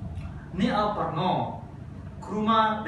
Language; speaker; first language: Japanese; non-native, learner; Indonesian